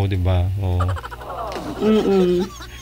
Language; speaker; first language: Filipino; native; Filipino